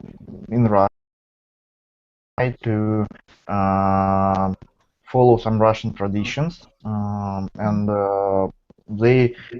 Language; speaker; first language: English; non-native, fluent; Russian